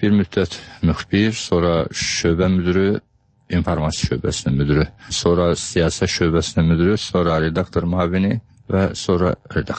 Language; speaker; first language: Azerbaijani; native; Azerbaijani